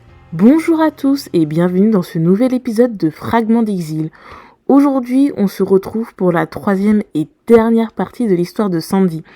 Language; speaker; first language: French; native; French